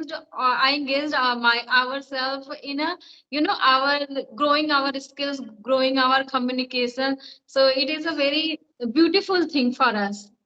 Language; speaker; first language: English; non-native, learner; Hindi